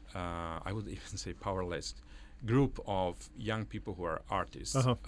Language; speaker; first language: English; non-native, fluent; Italian